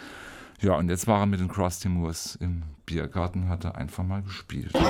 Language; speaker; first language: German; native; German